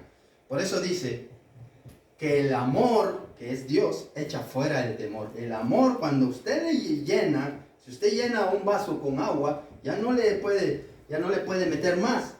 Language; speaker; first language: Spanish; native; Spanish